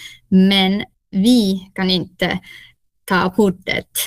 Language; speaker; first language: Swedish; non-native, local second language; Finnish